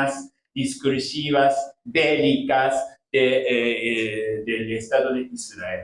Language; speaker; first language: Spanish; non-native, fluent; Japanese